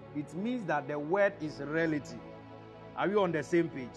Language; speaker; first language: English; non-native, local second language; Akan